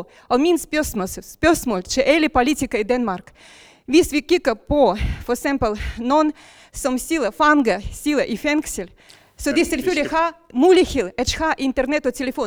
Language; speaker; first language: Danish; non-native, local second language; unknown